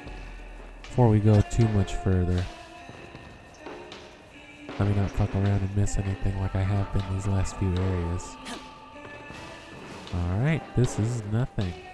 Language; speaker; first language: English; native; English